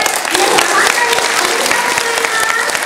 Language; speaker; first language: Japanese; native; Japanese